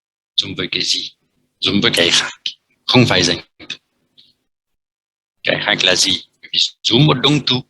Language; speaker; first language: Vietnamese; non-native, fluent; French